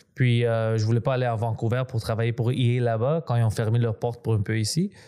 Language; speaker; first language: French; non-native, fluent; Greek